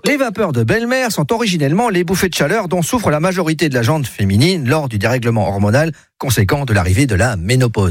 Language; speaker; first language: French; native; French